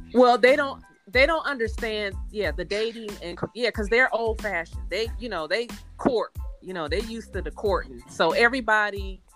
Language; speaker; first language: English; native; English